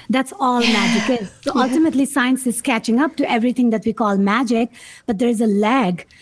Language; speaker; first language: English; non-native, local second language; Urdu